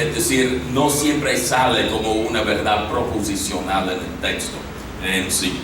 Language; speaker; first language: Spanish; non-native, fluent; English